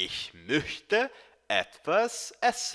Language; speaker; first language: German; non-native, fluent; Portuguese